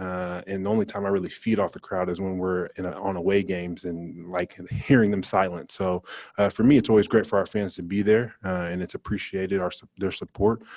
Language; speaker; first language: English; native; English